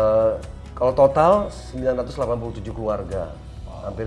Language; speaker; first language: Indonesian; native; Indonesian